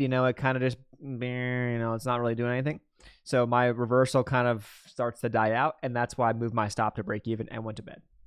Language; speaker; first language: English; native; English